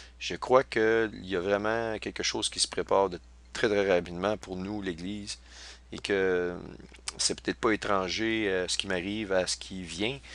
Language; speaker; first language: French; native; French